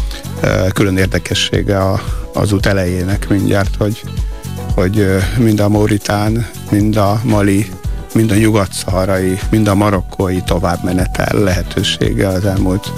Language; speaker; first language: Hungarian; native; Hungarian